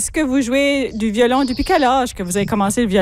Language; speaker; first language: French; native; French